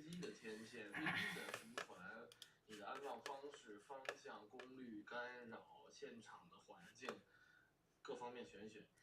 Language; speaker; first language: Chinese; native; Chinese